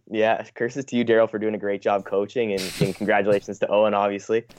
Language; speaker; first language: English; native; English